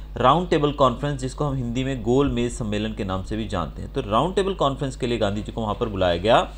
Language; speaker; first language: Hindi; non-native, local second language; Gujarati